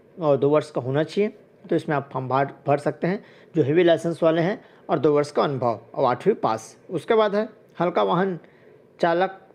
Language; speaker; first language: Hindi; native; Hindi